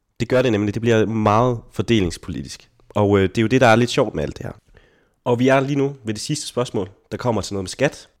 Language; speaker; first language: Danish; native; Danish